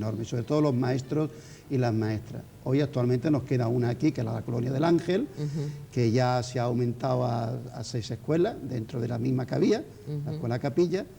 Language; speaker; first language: Spanish; native; Spanish